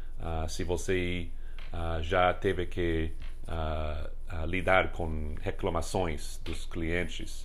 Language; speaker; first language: Portuguese; non-native, fluent; English